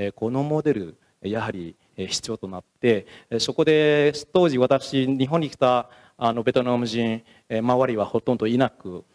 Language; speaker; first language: Japanese; non-native, fluent; Vietnamese